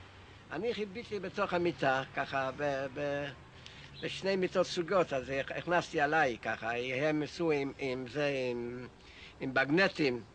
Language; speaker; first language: Hebrew; non-native, fluent; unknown